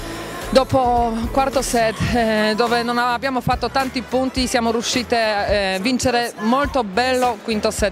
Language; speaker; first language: Italian; non-native, learner; Polish